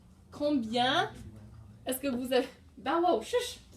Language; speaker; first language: French; non-native, fluent; English